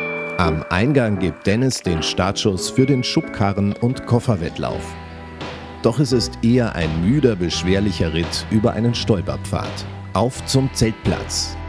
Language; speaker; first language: German; native; German